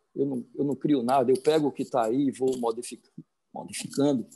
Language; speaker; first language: Portuguese; native; Portuguese